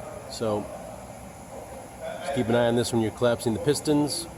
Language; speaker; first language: English; native; English